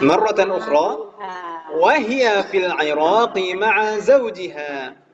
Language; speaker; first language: Arabic; non-native, fluent; Indonesian